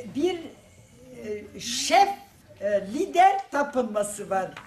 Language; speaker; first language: Turkish; non-native, fluent; German